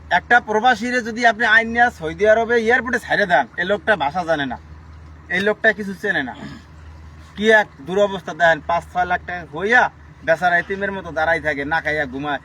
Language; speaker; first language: Bangla; native; Bangla